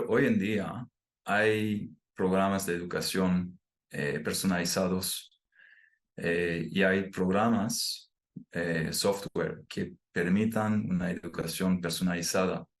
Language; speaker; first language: Spanish; non-native, fluent; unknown